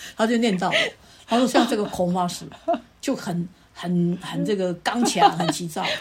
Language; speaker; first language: Chinese; non-native, local second language; Min Nan Chinese